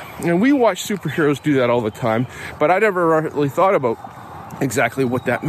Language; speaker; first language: English; native; English